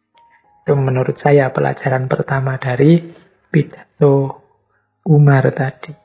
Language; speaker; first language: Indonesian; native; Indonesian